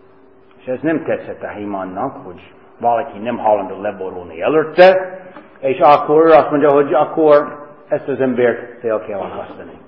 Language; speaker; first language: Hungarian; non-native, fluent; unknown